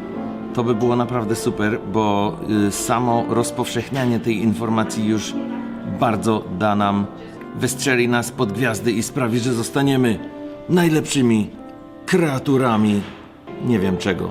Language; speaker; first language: Polish; native; Polish